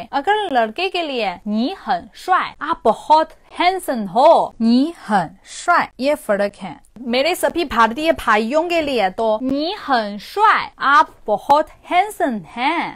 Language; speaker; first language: Hindi; non-native, fluent; Chinese